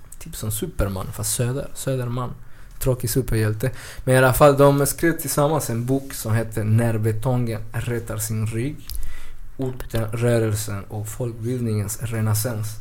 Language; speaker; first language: Swedish; early bilingual, other home language; Spanish